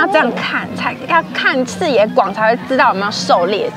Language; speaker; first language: Chinese; native; Chinese